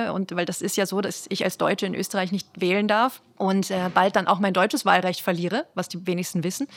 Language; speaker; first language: German; native; German